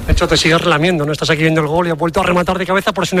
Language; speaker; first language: Spanish; native; Spanish